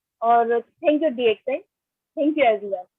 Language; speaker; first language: Hindi; non-native, local second language; Gujarati